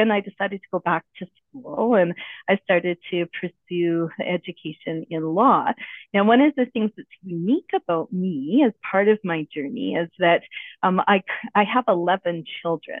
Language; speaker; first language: English; native; English